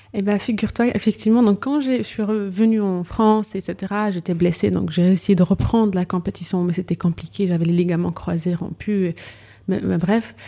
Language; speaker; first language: French; non-native, local second language; Arabic